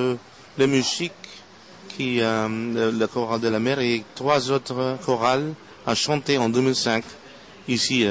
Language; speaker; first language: French; non-native, fluent; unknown